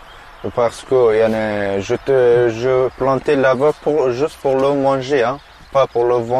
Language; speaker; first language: French; non-native, learner; Persian